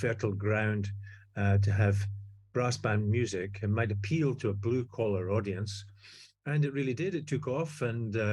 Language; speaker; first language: English; native; English